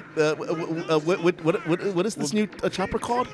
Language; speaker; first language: English; native; English